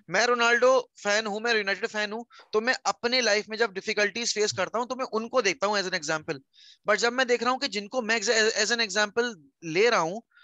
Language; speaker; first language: Hindi; native; Hindi